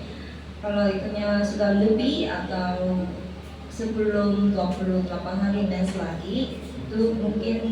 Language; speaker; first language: Indonesian; non-native, learner; Korean